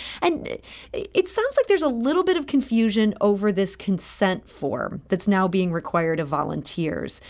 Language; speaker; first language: English; native; English